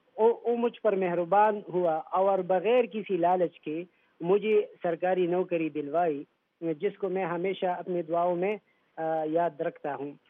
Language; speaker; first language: Urdu; non-native, local second language; Pashto